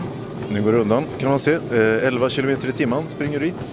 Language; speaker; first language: Swedish; native; Swedish